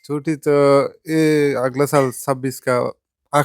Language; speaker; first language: Hindi; non-native, learner; Bangla